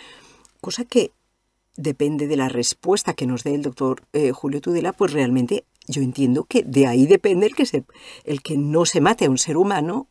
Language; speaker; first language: Spanish; native; Spanish